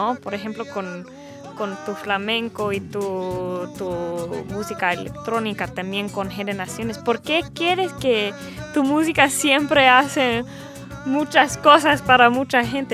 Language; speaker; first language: Spanish; early bilingual, heritage; English